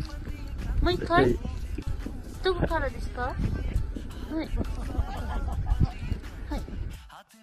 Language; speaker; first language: Japanese; non-native, learner; Nepali